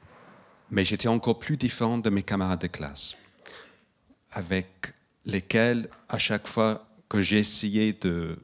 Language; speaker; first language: French; non-native, fluent; English